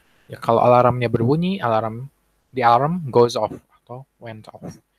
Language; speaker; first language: English; non-native, fluent; Indonesian